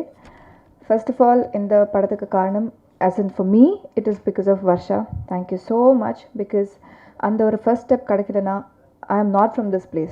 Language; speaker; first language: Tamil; non-native, learner; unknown